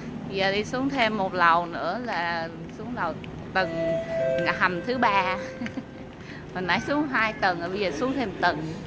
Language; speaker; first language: Vietnamese; native; Vietnamese